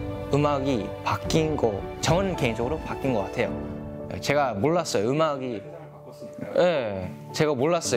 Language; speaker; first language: Korean; non-native, learner; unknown